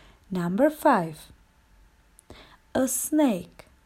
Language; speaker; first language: English; non-native, fluent; Czech